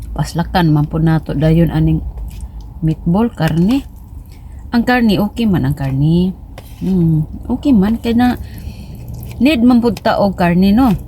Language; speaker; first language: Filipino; non-native, local second language; Cebuano